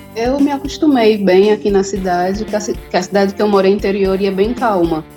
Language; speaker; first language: Portuguese; native; Portuguese